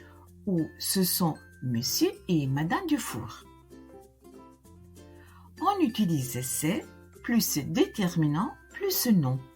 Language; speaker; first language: French; non-native, fluent; Italian